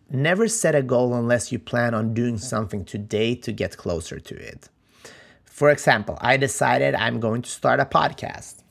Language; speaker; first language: English; non-native, fluent; Macedonian